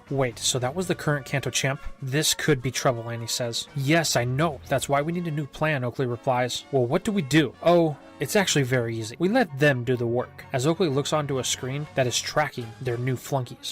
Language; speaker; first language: English; native; English